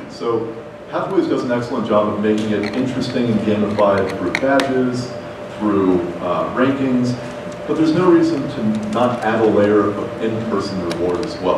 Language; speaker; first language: English; native; English